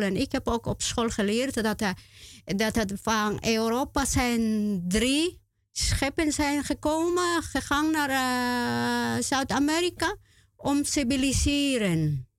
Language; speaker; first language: Dutch; non-native, learner; Spanish